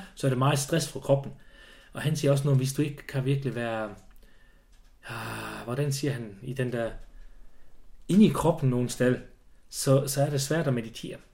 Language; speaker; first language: Danish; non-native, fluent; Swiss German